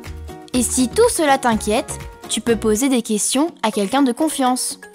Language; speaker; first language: French; native; French